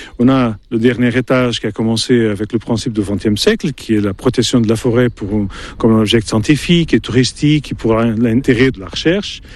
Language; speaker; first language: French; non-native, fluent; Portuguese